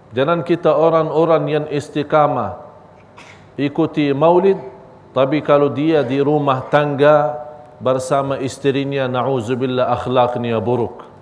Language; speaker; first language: Malay; non-native, fluent; Arabic